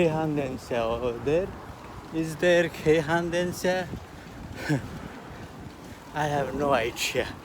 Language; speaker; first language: English; non-native, learner; Nepali